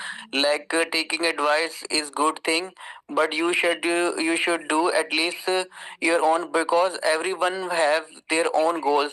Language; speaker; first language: English; non-native, learner; Urdu